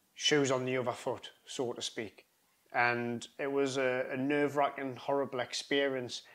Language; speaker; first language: English; native; English